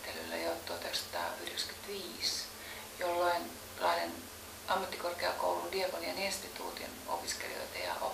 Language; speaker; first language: Finnish; native; Finnish